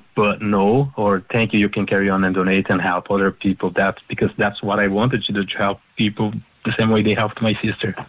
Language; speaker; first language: English; non-native, fluent; Portuguese